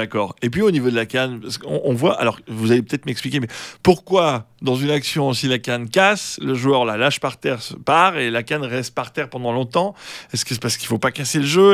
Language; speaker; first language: French; native; French